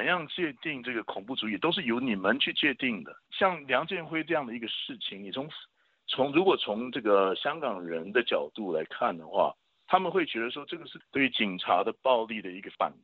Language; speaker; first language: Chinese; native; Chinese